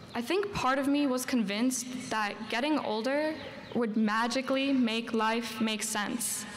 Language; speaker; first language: English; early bilingual, other home language; Spanish